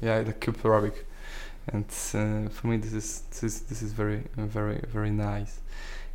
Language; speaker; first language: English; non-native, learner; Polish